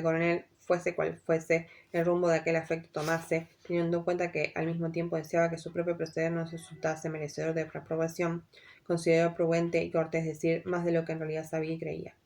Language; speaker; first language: Spanish; native; Spanish